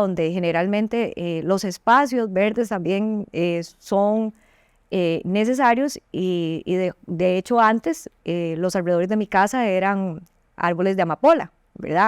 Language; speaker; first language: Spanish; native; Spanish